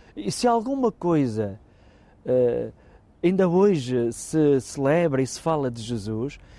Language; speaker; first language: Portuguese; native; Portuguese